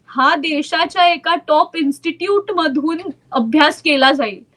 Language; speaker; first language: Marathi; native; Marathi